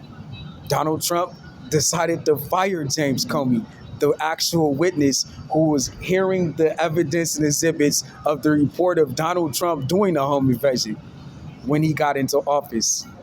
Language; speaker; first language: English; native; English